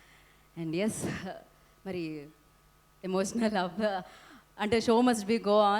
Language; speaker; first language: Telugu; native; Telugu